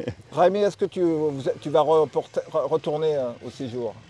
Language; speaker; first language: French; native; French